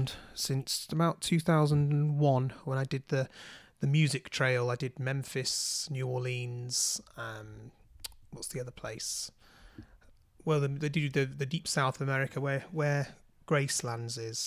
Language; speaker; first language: English; native; English